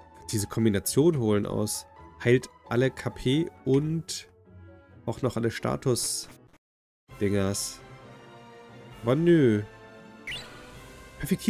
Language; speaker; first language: German; native; German